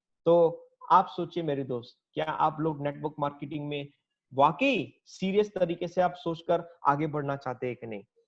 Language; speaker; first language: Hindi; native; Hindi